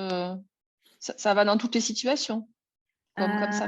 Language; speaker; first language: French; native; French